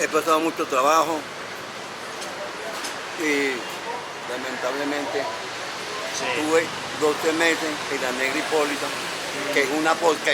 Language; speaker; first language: Spanish; native; Spanish